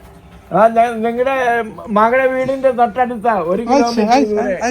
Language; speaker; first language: Malayalam; native; Malayalam